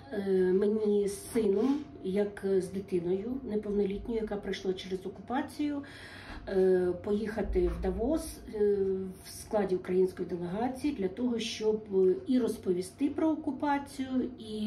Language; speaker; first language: Ukrainian; native; Ukrainian